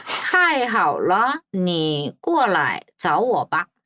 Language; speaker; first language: Chinese; non-native, fluent; Korean